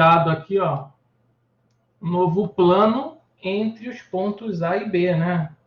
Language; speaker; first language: Portuguese; native; Portuguese